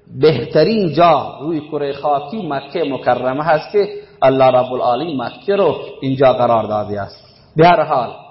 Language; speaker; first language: Persian; non-native, local second language; Baluchi